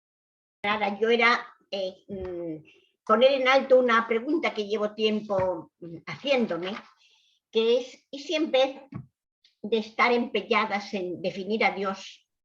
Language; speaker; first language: Spanish; native; Spanish